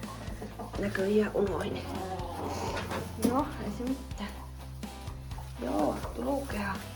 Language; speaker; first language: Finnish; native; Finnish